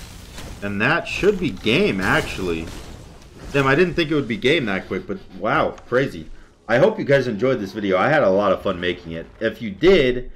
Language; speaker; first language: English; native; English